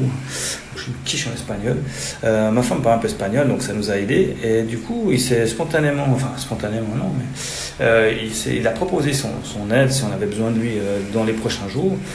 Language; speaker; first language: French; native; French